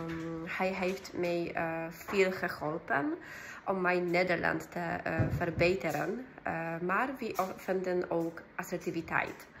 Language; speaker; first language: Dutch; non-native, learner; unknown